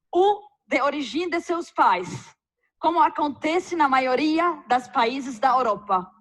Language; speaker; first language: Portuguese; non-native, fluent; Arabic